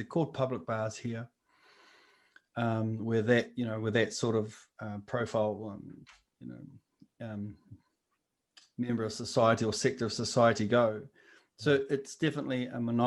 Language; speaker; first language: English; native; English